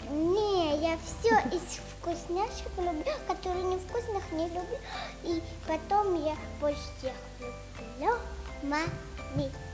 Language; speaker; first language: Russian; non-native, learner; Tajik